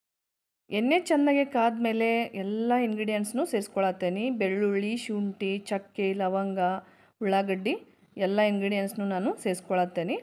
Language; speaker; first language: Kannada; native; Kannada